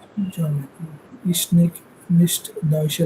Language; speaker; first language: German; non-native, learner; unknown